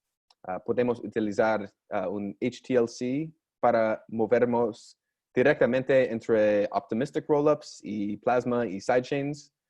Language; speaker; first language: Spanish; non-native, learner; English